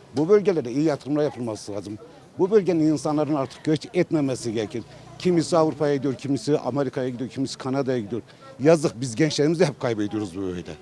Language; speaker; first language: Turkish; non-native, local second language; Kurdish